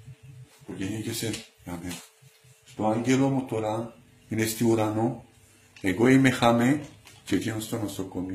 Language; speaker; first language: Greek; non-native, learner; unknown